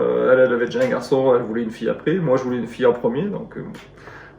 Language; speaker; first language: French; native; French